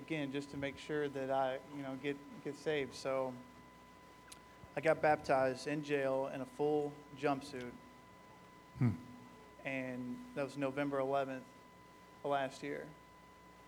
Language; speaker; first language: English; native; English